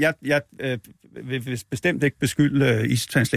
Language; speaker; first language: Danish; native; Danish